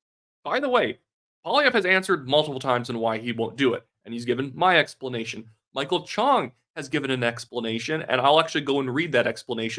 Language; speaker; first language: English; native; English